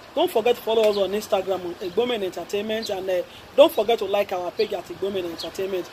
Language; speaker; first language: English; non-native, local second language; Yoruba